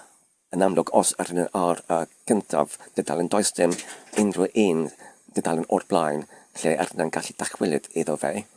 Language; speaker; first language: Welsh; non-native, learner; Polish